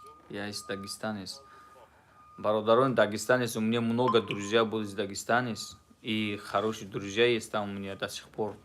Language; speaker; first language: Russian; non-native, fluent; Tajik